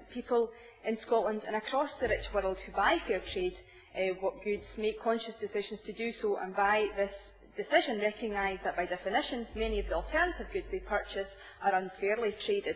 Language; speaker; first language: English; native; English